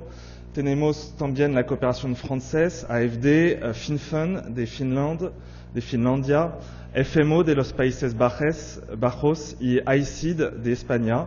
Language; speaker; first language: Spanish; non-native, fluent; French